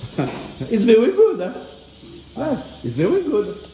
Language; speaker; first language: English; non-native, learner; French